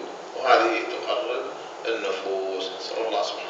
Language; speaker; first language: Arabic; native; Arabic